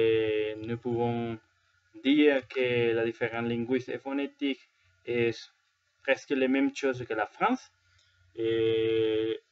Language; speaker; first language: French; non-native, learner; Spanish